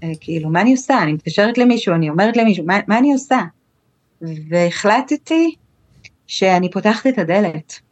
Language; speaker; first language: Hebrew; native; Hebrew